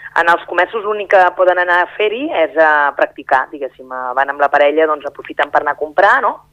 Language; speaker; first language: Catalan; native; Catalan